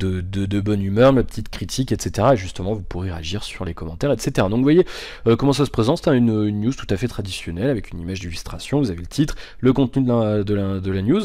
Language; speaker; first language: French; native; French